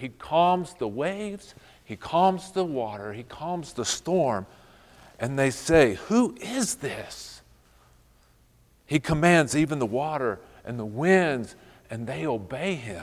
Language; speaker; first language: English; native; English